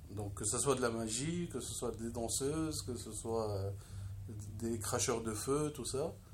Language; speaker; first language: French; non-native, local second language; Arabic